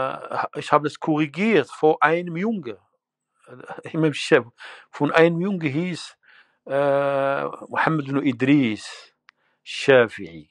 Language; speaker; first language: German; non-native, fluent; Arabic